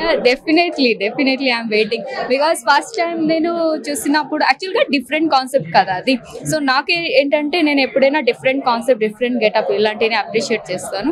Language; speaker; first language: Telugu; non-native, fluent; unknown